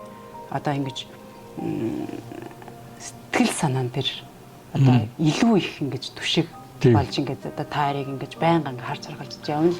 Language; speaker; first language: Mongolian; native; Mongolian